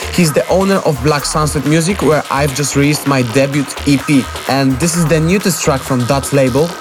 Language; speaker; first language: English; non-native, fluent; Polish